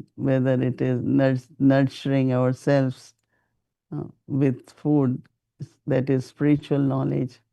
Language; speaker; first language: English; non-native, local second language; Hindi